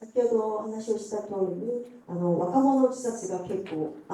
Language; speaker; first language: Japanese; non-native, fluent; Korean